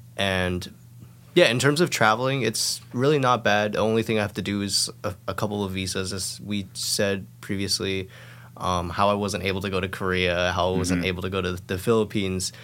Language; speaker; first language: English; non-native, fluent; Thai